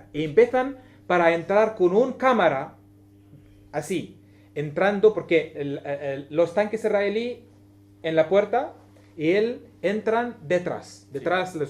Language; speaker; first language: Spanish; non-native, learner; Arabic